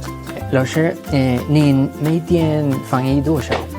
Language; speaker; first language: Chinese; non-native, fluent; Spanish